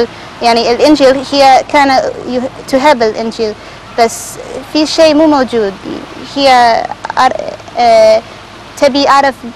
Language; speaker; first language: Arabic; non-native, learner; Spanish